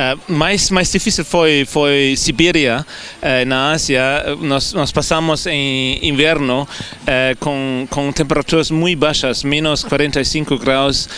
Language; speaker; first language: Portuguese; non-native, fluent; German